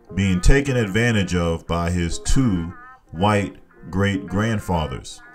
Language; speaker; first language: English; native; English